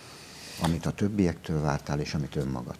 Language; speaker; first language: Hungarian; native; Hungarian